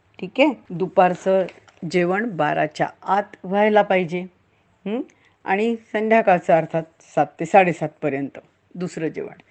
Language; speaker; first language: Marathi; native; Marathi